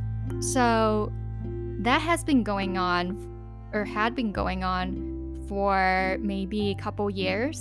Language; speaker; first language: English; non-native, local second language; Cantonese